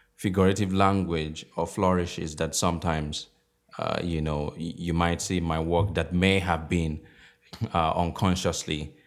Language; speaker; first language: English; non-native, local second language; Igbo